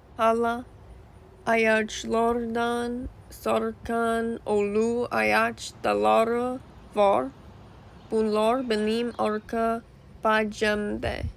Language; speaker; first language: Turkish; non-native, learner; English